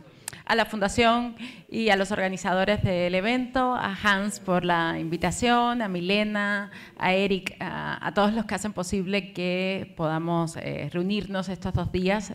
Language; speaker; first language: Spanish; native; Spanish